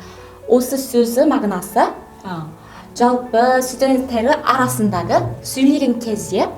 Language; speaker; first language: Kazakh; non-native, learner; Korean